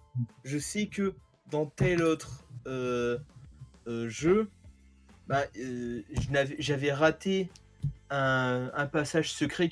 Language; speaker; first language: French; native; French